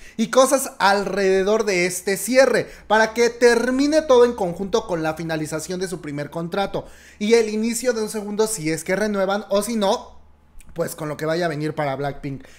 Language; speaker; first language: Spanish; native; Spanish